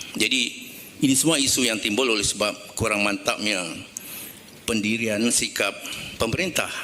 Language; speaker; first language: Malay; native; Malay